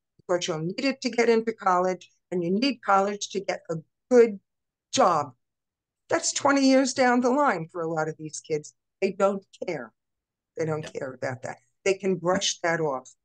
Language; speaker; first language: English; native; English